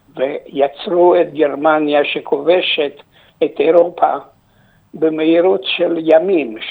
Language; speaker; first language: Hebrew; early bilingual, other home language; Romanian